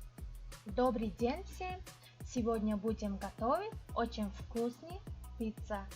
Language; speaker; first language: Russian; non-native, fluent; Tajik